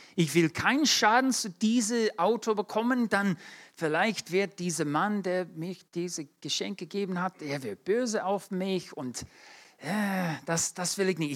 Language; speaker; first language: German; non-native, fluent; English